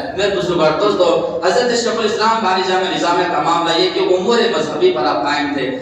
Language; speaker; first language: Urdu; native; Urdu